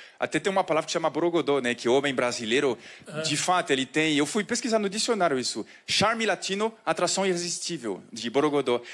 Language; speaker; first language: Portuguese; non-native, fluent; French